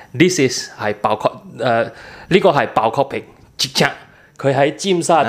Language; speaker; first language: English; non-native, local second language; Min Nan Chinese